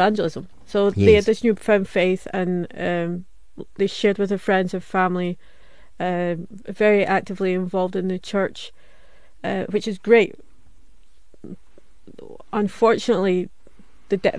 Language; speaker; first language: English; native; English